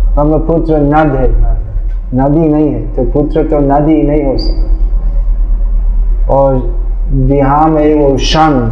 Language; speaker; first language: Hindi; non-native, fluent; English